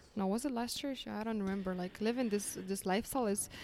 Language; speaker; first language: English; non-native, fluent; Polish